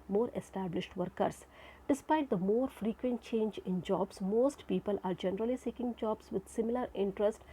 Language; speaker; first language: English; non-native, local second language; Kannada